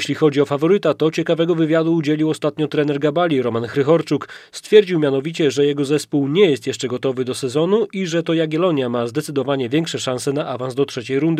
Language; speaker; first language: Polish; native; Polish